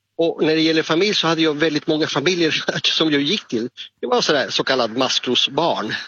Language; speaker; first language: Swedish; non-native, fluent; Spanish